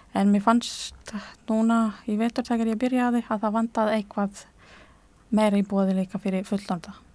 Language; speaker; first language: Icelandic; non-native, fluent; Latvian